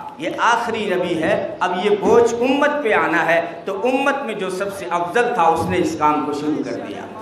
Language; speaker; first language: Urdu; non-native, local second language; Gujarati